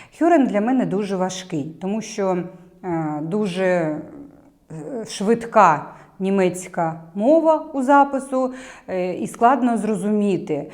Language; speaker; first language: Ukrainian; non-native, local second language; Russian